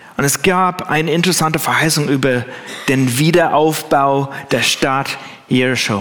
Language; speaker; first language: German; non-native, fluent; English